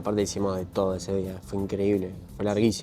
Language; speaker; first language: Spanish; native; Spanish